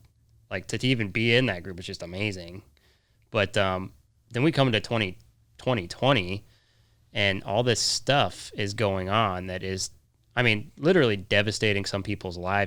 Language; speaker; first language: English; native; English